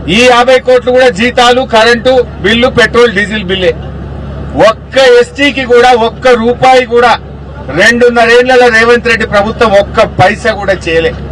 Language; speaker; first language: Telugu; non-native, local second language; Lambadi